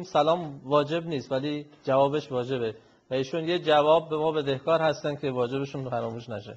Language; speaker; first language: Persian; native; Persian